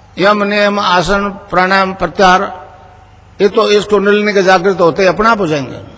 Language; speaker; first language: Hindi; native; Hindi